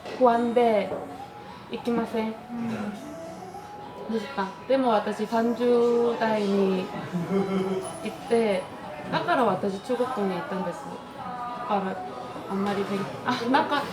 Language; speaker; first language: Japanese; non-native, learner; Korean